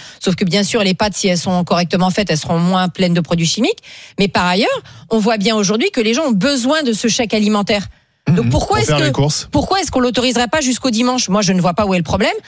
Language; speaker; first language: French; native; French